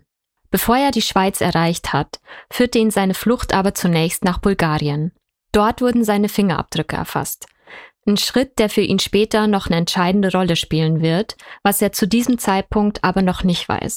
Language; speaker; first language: German; native; German